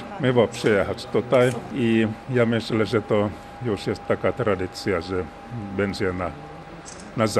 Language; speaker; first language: Polish; non-native, learner; Finnish